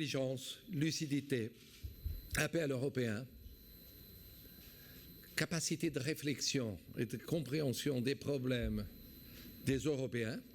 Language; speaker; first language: French; non-native, fluent; Portuguese